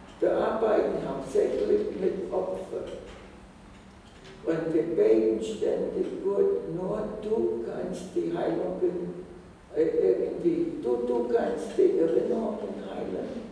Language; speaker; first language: German; non-native, fluent; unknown